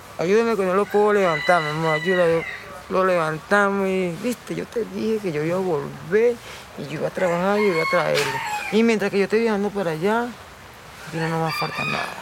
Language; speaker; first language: Spanish; native; Spanish